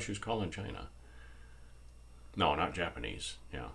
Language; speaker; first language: English; native; English